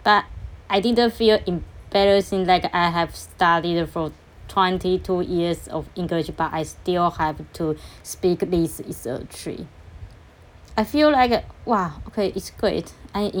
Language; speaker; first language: English; non-native, learner; Chinese